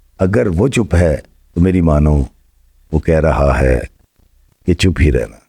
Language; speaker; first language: Urdu; non-native, local second language; Punjabi